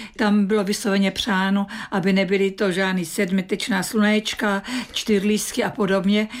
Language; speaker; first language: Czech; native; Czech